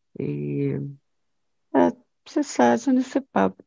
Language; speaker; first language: French; non-native, learner; Portuguese